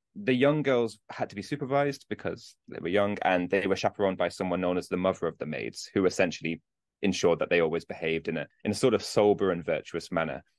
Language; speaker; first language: English; native; English